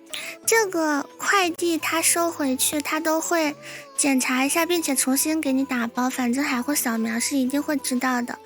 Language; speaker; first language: Chinese; native; Chinese